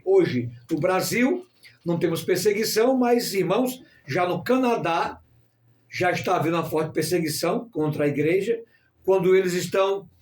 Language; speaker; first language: Portuguese; native; Portuguese